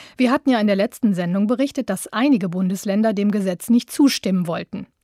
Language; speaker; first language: German; native; German